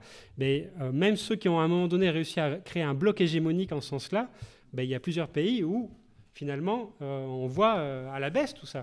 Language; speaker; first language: French; native; French